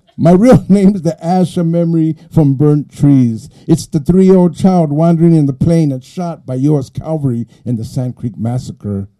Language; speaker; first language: English; early bilingual, other home language; Spanish